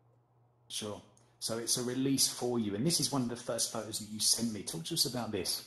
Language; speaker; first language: English; native; English